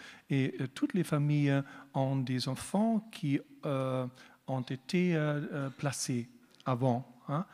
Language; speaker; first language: French; non-native, learner; German